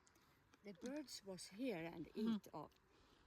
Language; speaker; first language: English; non-native, learner; Swedish